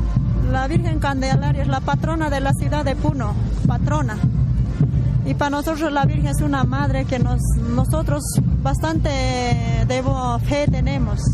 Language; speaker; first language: Spanish; native; Spanish